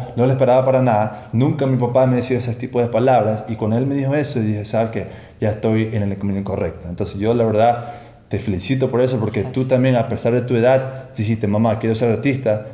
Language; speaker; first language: Spanish; non-native, fluent; English